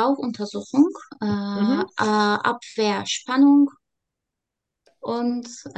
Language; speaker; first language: German; non-native, learner; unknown